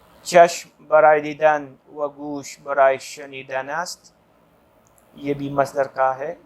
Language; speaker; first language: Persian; non-native, fluent; Urdu